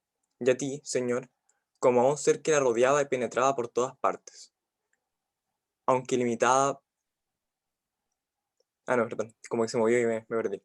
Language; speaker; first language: Spanish; native; Spanish